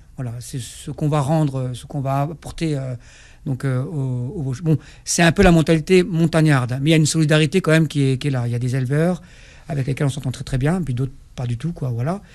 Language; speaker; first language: French; non-native, local second language; Kabyle